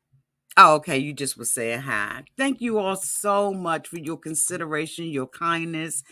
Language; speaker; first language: English; native; English